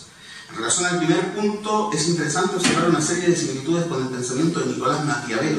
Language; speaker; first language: Spanish; native; Spanish